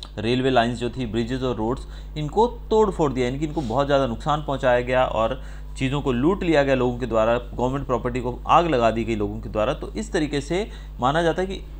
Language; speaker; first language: Hindi; non-native, local second language; Gujarati